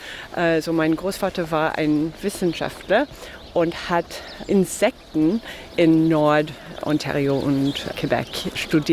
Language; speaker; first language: German; non-native, fluent; English